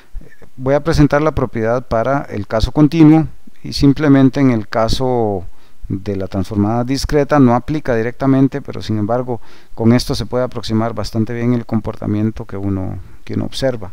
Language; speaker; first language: Spanish; native; Spanish